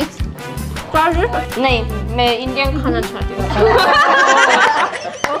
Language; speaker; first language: Hindi; non-native, learner; Korean